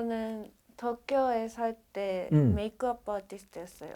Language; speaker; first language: Korean; non-native, learner; Japanese